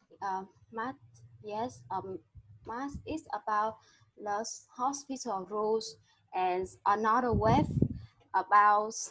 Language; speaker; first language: English; non-native, learner; Vietnamese